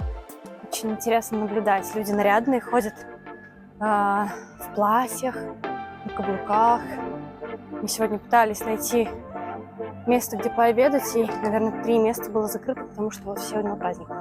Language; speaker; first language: Russian; native; Russian